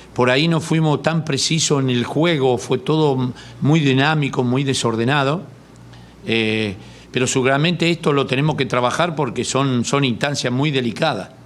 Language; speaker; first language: Spanish; native; Spanish